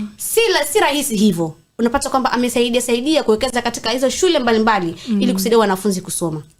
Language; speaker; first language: Swahili; native; Swahili